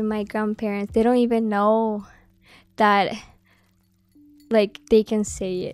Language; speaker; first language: English; non-native, fluent; Japanese